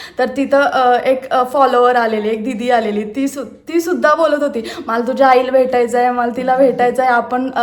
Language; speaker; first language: Marathi; non-native, local second language; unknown